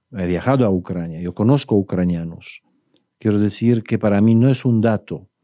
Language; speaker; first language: Spanish; non-native, fluent; Polish